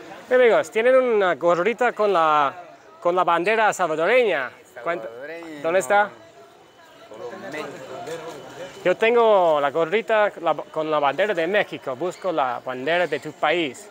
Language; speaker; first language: Spanish; non-native, learner; English